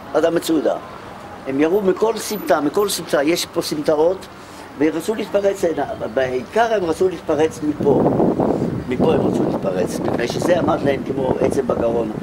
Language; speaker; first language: Hebrew; native; Hebrew